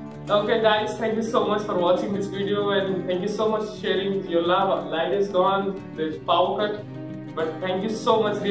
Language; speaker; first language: English; non-native, local second language; Hindi